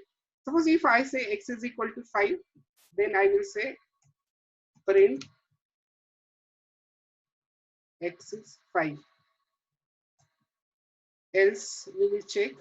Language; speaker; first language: English; non-native, local second language; Marathi